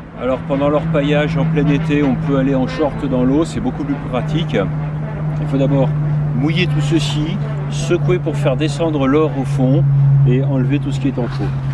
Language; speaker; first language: French; native; French